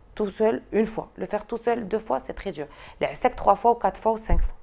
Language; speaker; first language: French; non-native, local second language; Arabic